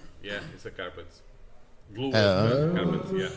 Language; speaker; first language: English; non-native, learner; Portuguese